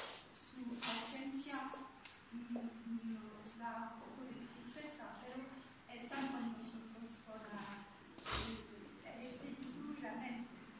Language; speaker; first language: Spanish; non-native, fluent; French